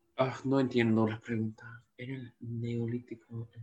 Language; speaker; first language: Spanish; non-native, learner; English